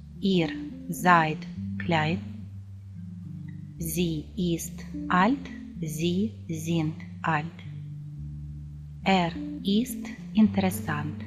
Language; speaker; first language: German; non-native, fluent; Ukrainian